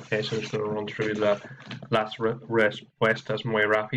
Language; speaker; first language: Spanish; non-native, fluent; English